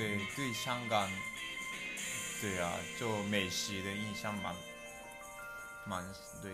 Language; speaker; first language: Chinese; non-native, fluent; Japanese